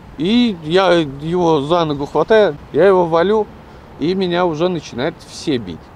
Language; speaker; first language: Russian; native; Russian